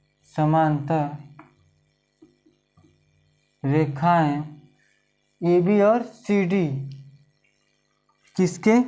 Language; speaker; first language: Hindi; native; Hindi